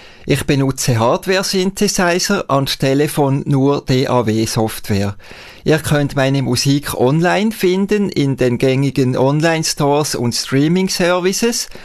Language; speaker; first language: German; native; German